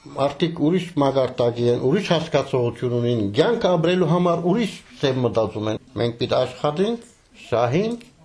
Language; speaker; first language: Armenian; early bilingual, heritage; Armenian